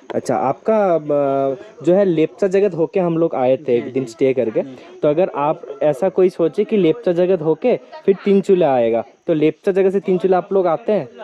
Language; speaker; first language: Hindi; non-native, local second language; Bangla